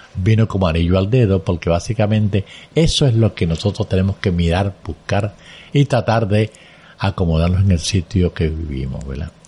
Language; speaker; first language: Spanish; native; Spanish